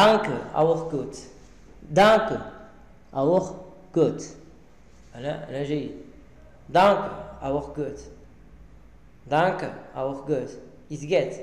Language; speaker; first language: German; non-native, learner; Arabic